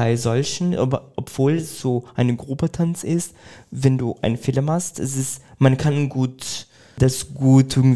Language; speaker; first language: German; non-native, fluent; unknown